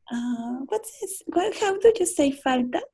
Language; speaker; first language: English; non-native, learner; Spanish